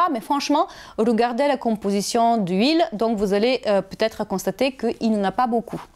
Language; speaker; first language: French; non-native, fluent; Bulgarian